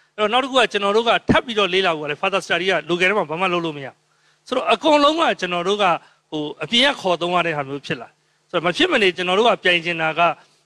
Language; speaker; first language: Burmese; native; Burmese